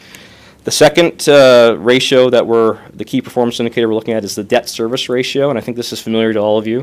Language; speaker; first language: English; native; English